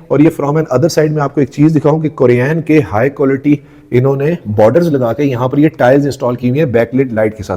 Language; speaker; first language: Urdu; native; Urdu